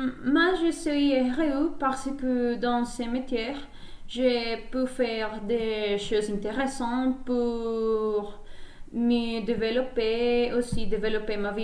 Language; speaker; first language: French; non-native, learner; Spanish